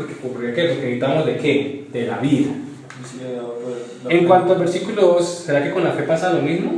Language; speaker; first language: Spanish; native; Spanish